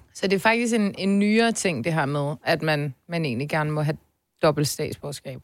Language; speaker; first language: Danish; early bilingual, other home language; Turkish